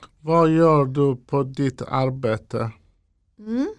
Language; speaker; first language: Swedish; non-native, local second language; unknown